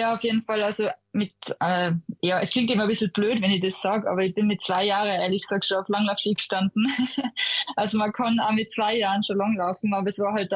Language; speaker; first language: German; native; German